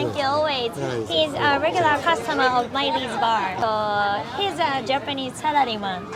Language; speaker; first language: English; non-native, learner; Japanese